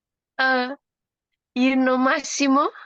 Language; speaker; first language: English; non-native, learner; Indonesian